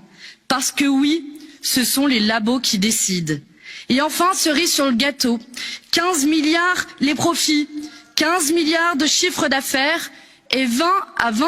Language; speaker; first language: French; native; French